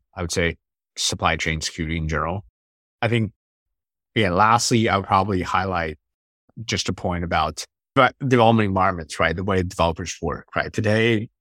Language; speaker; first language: English; non-native, fluent; Chinese